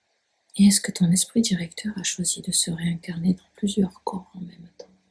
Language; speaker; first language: French; native; French